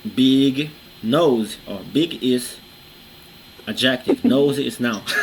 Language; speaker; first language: English; non-native, fluent; Portuguese